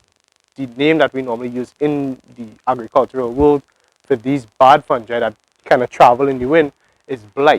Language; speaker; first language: English; native; English